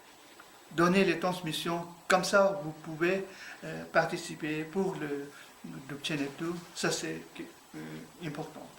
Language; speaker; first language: French; non-native, learner; Tibetan